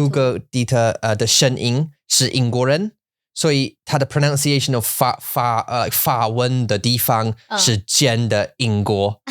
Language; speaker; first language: Chinese; non-native, learner; English